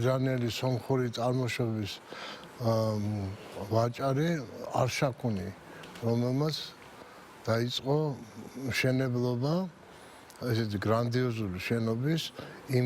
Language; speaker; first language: Georgian; native; Georgian